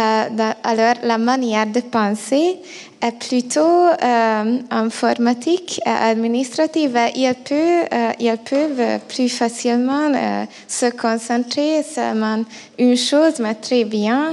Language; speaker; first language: French; non-native, fluent; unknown